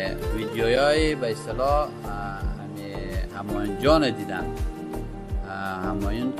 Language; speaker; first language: Persian; native; Persian